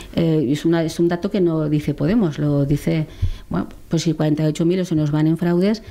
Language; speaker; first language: Spanish; native; Spanish